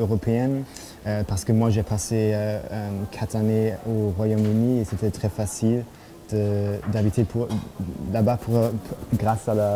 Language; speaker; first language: French; non-native, fluent; German